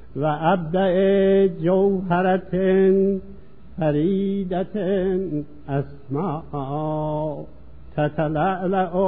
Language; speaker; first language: Persian; native; Persian